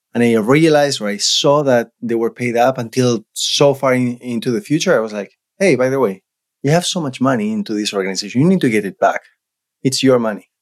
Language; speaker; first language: English; non-native, fluent; Spanish